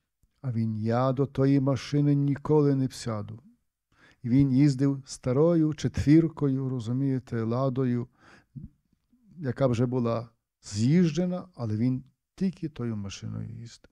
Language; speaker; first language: Ukrainian; native; Ukrainian